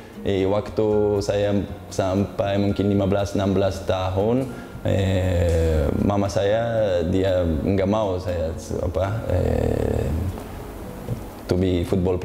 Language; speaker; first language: Indonesian; non-native, learner; Uzbek